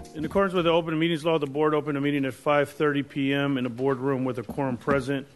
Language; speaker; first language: English; native; English